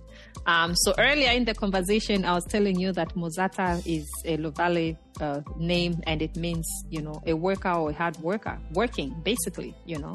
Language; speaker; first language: English; non-native, local second language; Nyanja